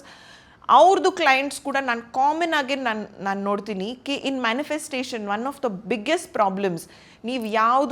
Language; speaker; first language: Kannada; non-native, local second language; Hindi